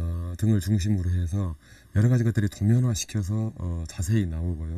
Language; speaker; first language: Korean; native; Korean